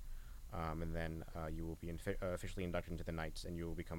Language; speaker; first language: English; native; English